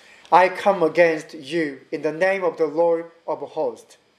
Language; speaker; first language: English; non-native, learner; Korean